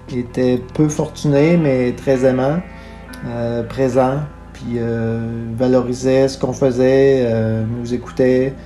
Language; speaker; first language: French; native; French